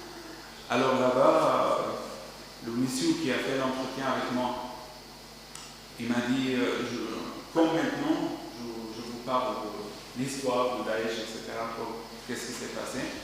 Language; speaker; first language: French; non-native, learner; Arabic